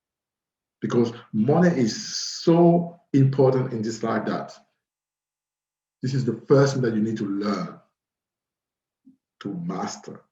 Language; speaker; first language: English; non-native, fluent; French